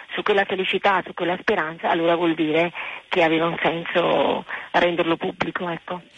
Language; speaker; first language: Italian; native; Italian